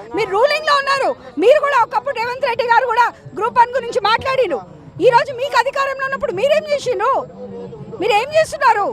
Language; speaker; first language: Telugu; native; Telugu